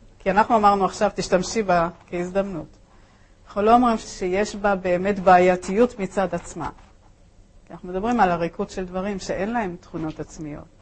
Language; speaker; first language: Hebrew; early bilingual, other home language; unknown